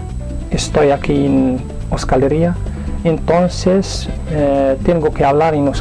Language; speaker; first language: Spanish; non-native, learner; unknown